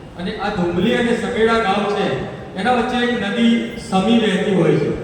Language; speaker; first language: Gujarati; native; Gujarati